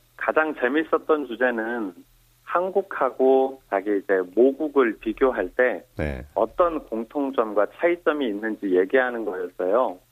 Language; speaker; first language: Korean; native; Korean